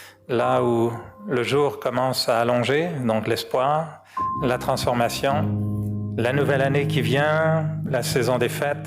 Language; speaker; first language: French; native; French